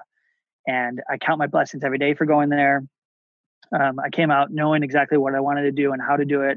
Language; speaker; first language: English; native; English